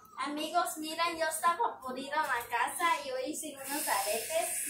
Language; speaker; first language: Spanish; early bilingual, heritage; Spanish